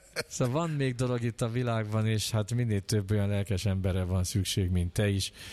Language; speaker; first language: Hungarian; native; Hungarian